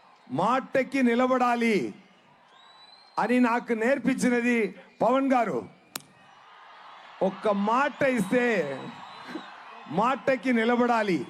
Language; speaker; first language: Telugu; non-native, learner; Tamil